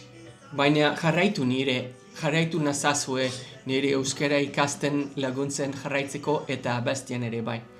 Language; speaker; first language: Basque; non-native, learner; English